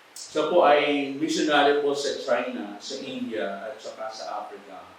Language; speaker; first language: Filipino; native; Filipino